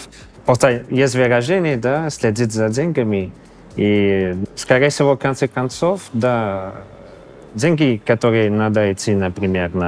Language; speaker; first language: Russian; non-native, fluent; English